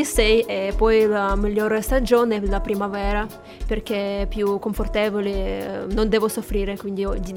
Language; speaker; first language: Italian; non-native, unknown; Russian